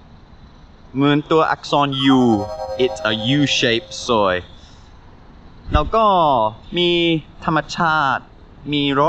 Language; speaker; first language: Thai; non-native, learner; English